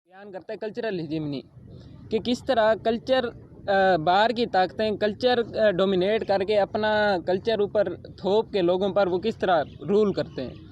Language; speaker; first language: Urdu; non-native, local second language; Punjabi